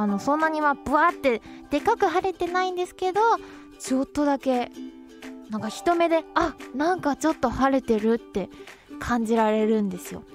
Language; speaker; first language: Japanese; non-native, fluent; Chinese